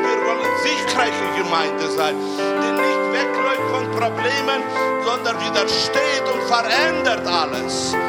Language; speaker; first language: German; non-native, fluent; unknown